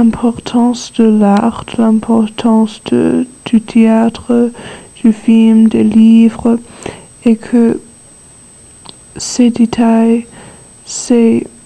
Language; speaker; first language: French; non-native, learner; English